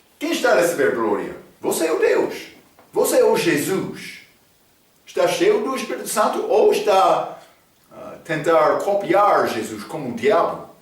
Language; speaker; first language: Portuguese; non-native, fluent; English